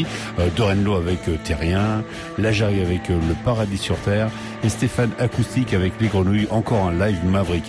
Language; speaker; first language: French; native; French